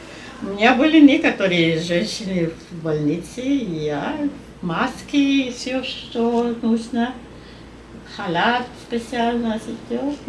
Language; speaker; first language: Russian; non-native, learner; Spanish